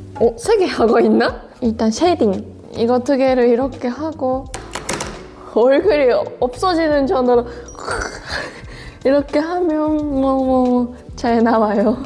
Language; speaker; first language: Korean; non-native, fluent; Japanese